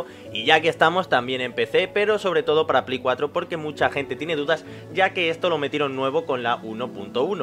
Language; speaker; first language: Spanish; native; Spanish